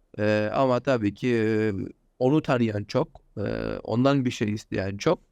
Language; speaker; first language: Turkish; early bilingual, heritage; Turkish